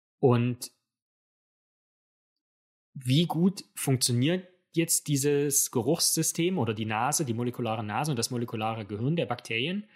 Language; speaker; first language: German; native; German